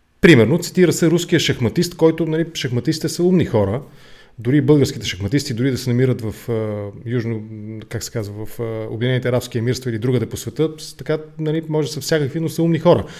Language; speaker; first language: Bulgarian; native; Bulgarian